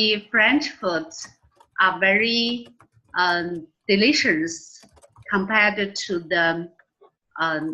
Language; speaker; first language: English; non-native, learner; Chinese